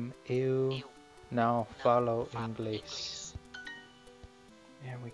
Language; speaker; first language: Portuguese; non-native, learner; English